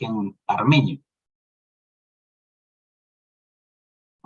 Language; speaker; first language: Spanish; native; Spanish